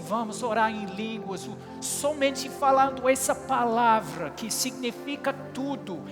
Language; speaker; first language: Portuguese; non-native, fluent; English